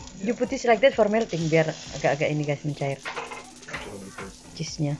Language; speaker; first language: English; non-native, learner; Indonesian